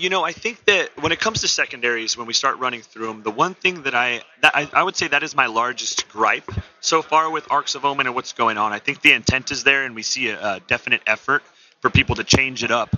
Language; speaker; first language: English; native; English